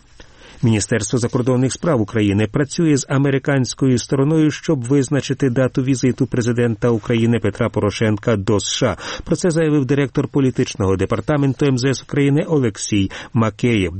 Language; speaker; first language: Ukrainian; native; Ukrainian